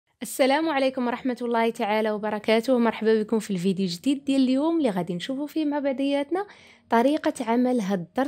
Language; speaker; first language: Arabic; native; Arabic